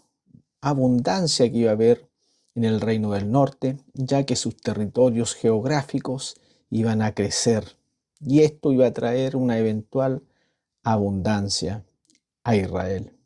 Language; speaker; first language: Spanish; native; Spanish